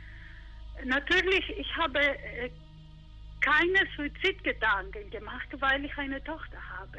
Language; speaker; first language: German; non-native, fluent; Greek